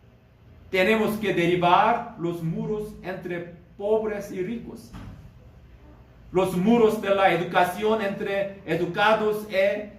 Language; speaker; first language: Spanish; non-native, learner; Korean